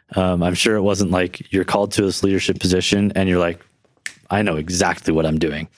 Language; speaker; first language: English; native; English